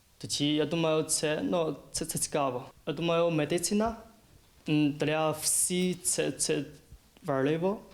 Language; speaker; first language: Ukrainian; non-native, learner; Chinese